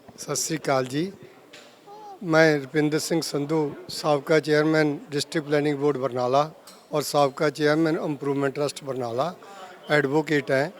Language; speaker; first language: Punjabi; native; Punjabi